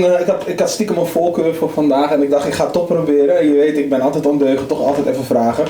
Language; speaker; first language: Dutch; native; Dutch